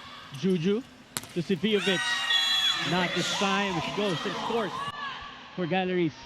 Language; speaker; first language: English; non-native, local second language; Filipino